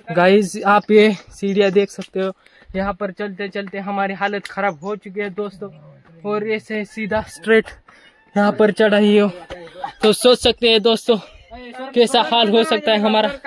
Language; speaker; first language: Hindi; non-native, local second language; Marathi